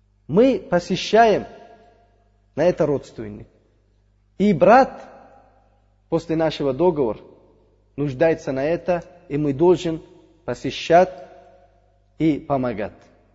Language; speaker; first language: Russian; non-native, fluent; Uzbek